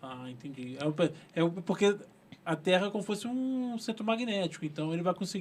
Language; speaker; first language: Portuguese; native; Portuguese